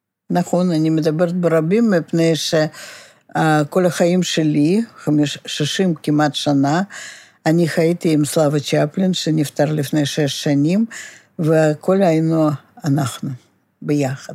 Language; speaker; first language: Hebrew; non-native, fluent; Russian